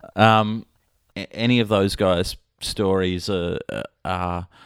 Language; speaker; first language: English; native; English